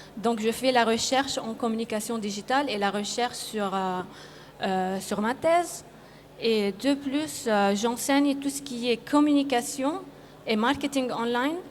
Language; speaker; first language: French; non-native, local second language; Arabic